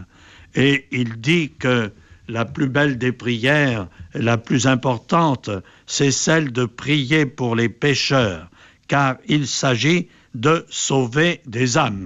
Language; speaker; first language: French; native; French